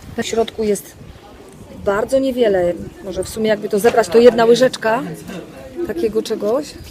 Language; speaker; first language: Polish; native; Polish